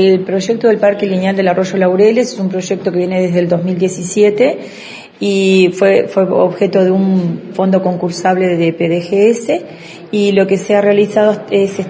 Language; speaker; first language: Spanish; native; Spanish